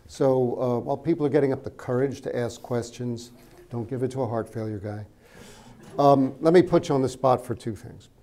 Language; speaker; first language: English; native; English